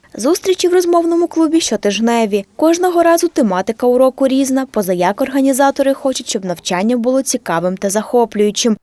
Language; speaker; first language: Ukrainian; native; Ukrainian